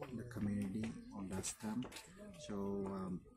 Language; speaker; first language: English; non-native, fluent; Vietnamese